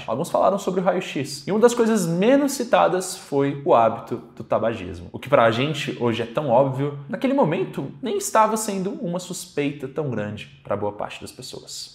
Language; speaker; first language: Portuguese; native; Portuguese